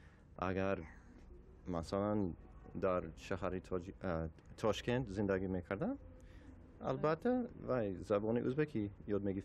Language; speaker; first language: Persian; non-native, learner; English